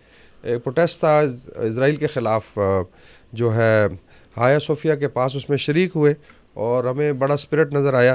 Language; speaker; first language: Urdu; native; Urdu